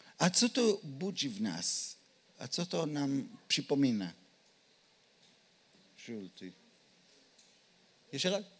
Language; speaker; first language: Polish; non-native, learner; Hebrew